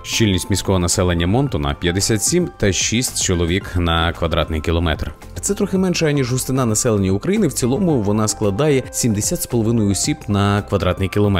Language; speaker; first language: Ukrainian; native; Ukrainian